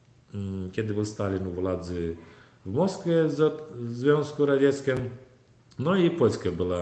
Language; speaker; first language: Polish; non-native, fluent; Turkmen